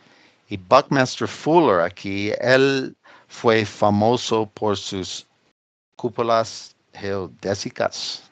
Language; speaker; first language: Spanish; non-native, fluent; English